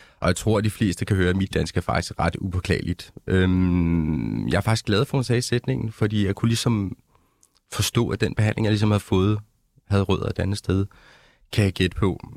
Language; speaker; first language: Danish; early bilingual, other home language; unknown